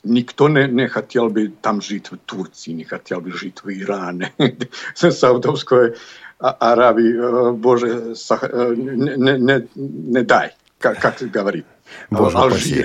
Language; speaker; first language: Russian; non-native, learner; Bosnian